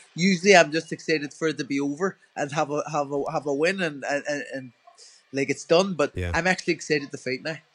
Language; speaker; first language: English; native; English